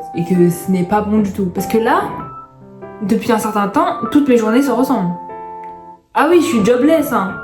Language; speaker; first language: French; early bilingual, other home language; Arabic